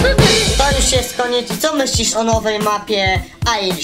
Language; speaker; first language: Polish; native; Polish